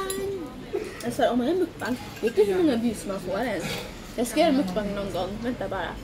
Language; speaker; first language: Swedish; early bilingual, other home language; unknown